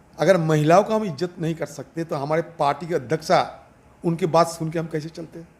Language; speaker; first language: Hindi; non-native, local second language; Bangla